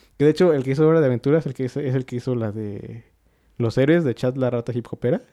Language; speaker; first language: Spanish; native; Spanish